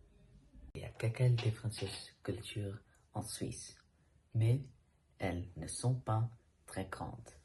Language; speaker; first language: French; non-native, learner; Dutch